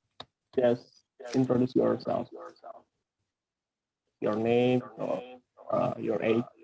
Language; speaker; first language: English; non-native, fluent; Indonesian